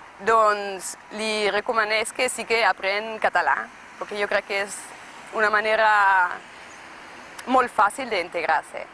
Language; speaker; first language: Catalan; non-native, fluent; German